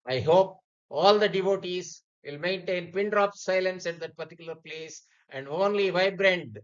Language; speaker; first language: English; non-native, local second language; Telugu